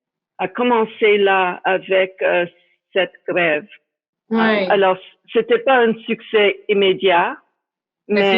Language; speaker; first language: French; non-native, fluent; English